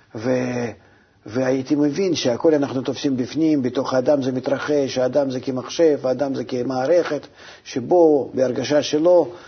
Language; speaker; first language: Hebrew; non-native, fluent; Russian